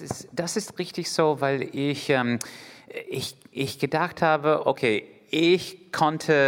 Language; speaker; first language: German; non-native, fluent; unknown